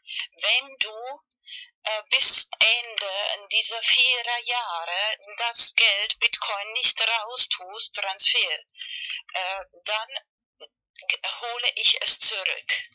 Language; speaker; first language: German; non-native, learner; Spanish